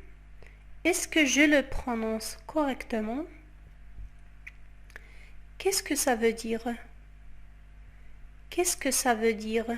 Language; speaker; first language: French; non-native, fluent; Arabic